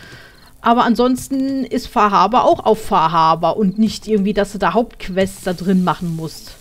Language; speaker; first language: German; native; German